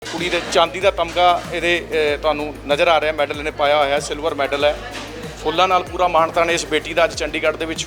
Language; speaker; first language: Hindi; non-native, local second language; Punjabi